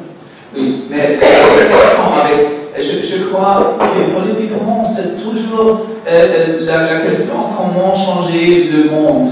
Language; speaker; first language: French; non-native, learner; German